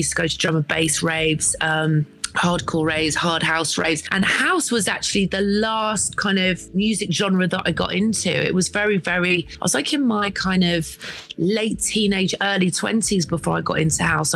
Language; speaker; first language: English; native; English